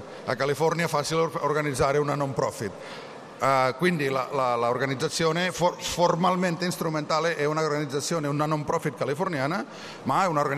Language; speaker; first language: Italian; non-native, learner; Catalan